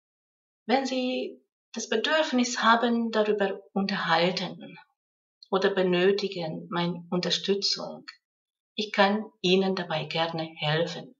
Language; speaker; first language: German; non-native, fluent; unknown